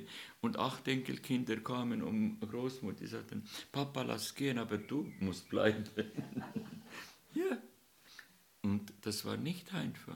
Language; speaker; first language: German; non-native, learner; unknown